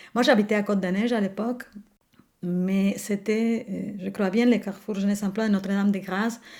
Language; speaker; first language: French; non-native, fluent; Spanish